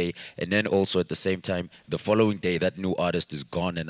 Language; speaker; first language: English; non-native, local second language; Zulu